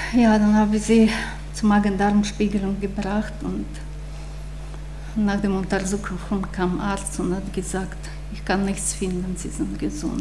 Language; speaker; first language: German; non-native, fluent; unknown